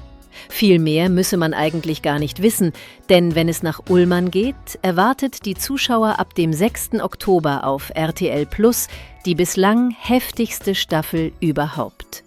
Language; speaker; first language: German; native; German